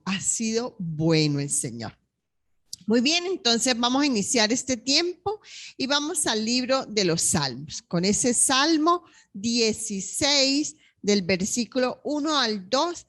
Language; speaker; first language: Spanish; native; Spanish